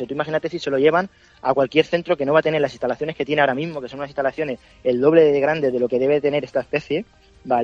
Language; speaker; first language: Spanish; native; Spanish